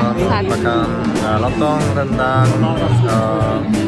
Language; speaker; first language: Indonesian; non-native, learner; German